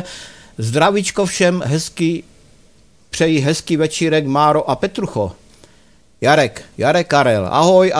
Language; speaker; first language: Czech; native; Czech